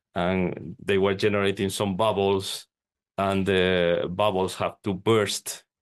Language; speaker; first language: English; non-native, fluent; Spanish